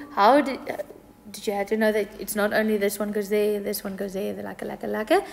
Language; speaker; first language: English; non-native, local second language; Afrikaans